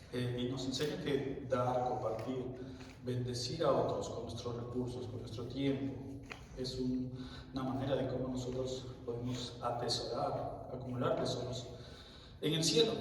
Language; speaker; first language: Spanish; native; Spanish